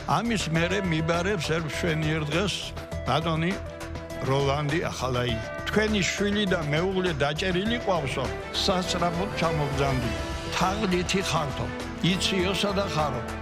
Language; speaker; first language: Georgian; native; Georgian